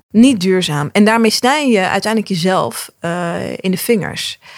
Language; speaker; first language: Dutch; early bilingual, other home language; Arabic